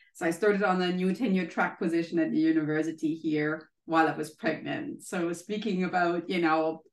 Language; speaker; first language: English; non-native, fluent; German